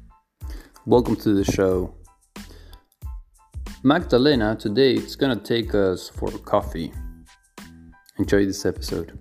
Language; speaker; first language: English; non-native, fluent; Spanish